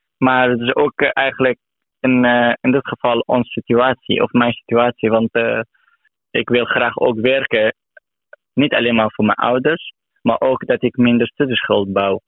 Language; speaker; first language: Dutch; non-native, learner; Arabic